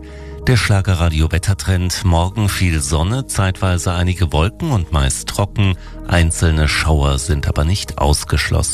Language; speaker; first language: German; native; German